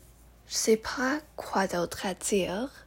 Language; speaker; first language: French; non-native, local second language; English